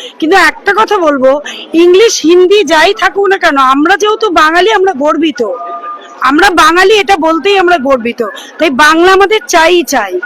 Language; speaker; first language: Bangla; native; Bangla